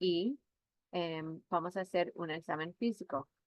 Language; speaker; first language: Spanish; non-native, fluent; English